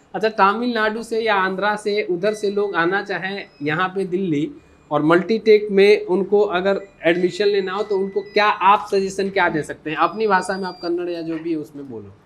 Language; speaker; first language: Hindi; native; Hindi